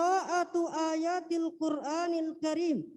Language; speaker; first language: Arabic; non-native, fluent; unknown